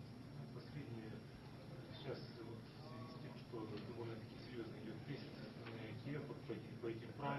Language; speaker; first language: Russian; native; Russian